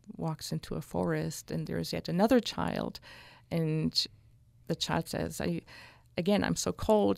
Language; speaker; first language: English; non-native, fluent; German